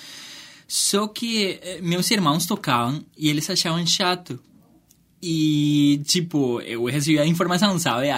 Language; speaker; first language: Portuguese; non-native, fluent; Spanish